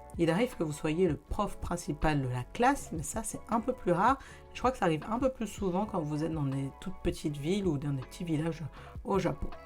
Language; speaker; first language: French; native; French